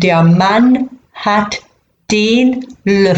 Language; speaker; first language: German; non-native, fluent; English